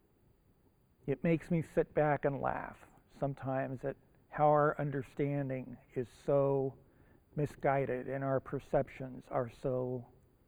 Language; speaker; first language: English; early bilingual, other home language; Japanese